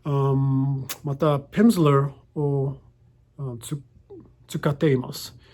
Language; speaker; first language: Japanese; non-native, learner; English